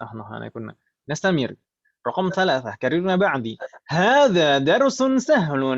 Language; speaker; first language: Arabic; non-native, fluent; Indonesian